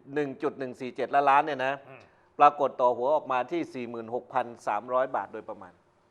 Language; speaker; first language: Thai; native; Thai